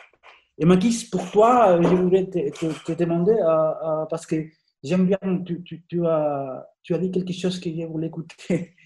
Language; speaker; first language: French; non-native, fluent; Spanish